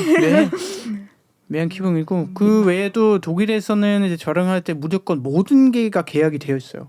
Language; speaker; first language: Korean; non-native, fluent; German